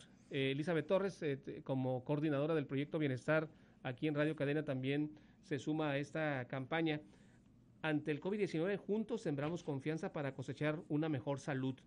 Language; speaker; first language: Spanish; native; Spanish